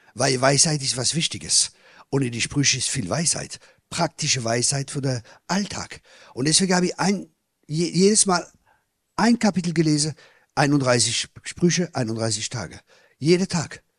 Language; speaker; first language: German; non-native, fluent; French